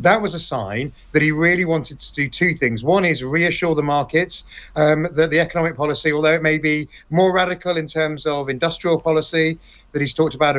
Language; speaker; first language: English; native; English